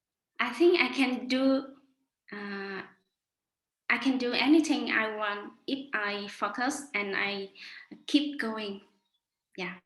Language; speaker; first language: English; non-native, learner; Vietnamese